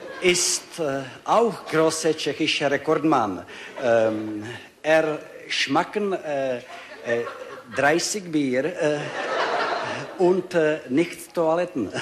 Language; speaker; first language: German; non-native, learner; Czech